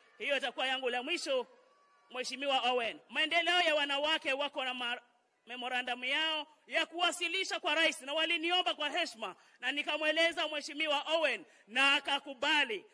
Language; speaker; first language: Swahili; native; Swahili